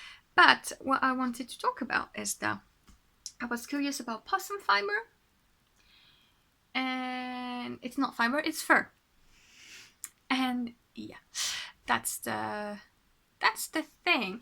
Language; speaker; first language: English; non-native, fluent; French